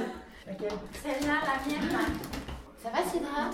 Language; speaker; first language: French; native; French